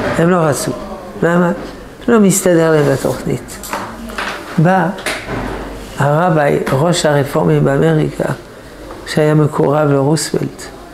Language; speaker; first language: Hebrew; non-native, fluent; French